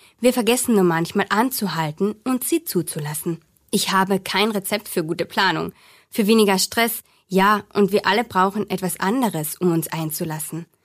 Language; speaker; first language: German; native; German